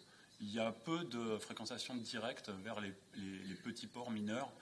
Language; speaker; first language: French; native; French